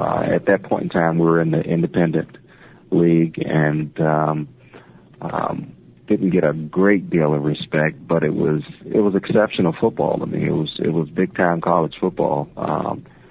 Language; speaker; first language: English; native; English